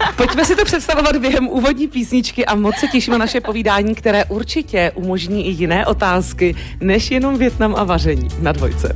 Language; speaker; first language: Czech; native; Czech